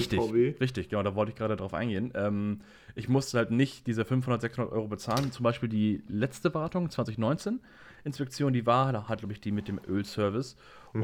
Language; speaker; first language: German; native; German